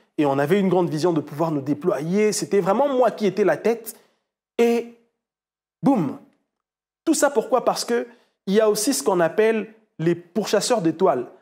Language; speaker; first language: French; non-native, local second language; Lingala